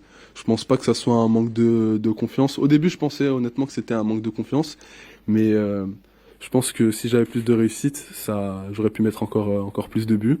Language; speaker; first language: French; native; French